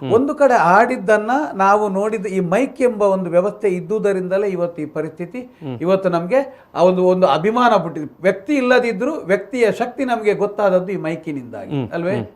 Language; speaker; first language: Kannada; non-native, local second language; Tulu